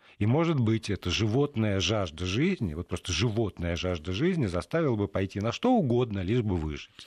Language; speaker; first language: Russian; native; Russian